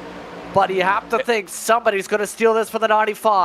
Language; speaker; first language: English; native; English